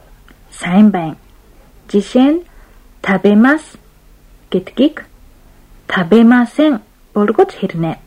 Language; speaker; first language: Mongolian; non-native, fluent; Japanese